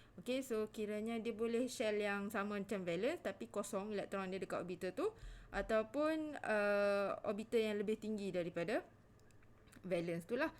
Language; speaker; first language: Malay; native; Malay